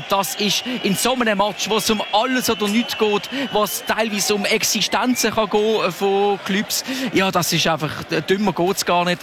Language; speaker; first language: German; native; German